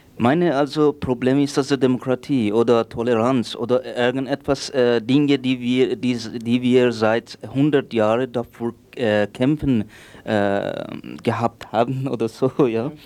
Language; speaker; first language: German; non-native, learner; Persian